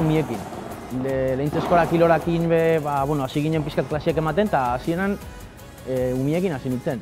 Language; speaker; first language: Basque; native; Basque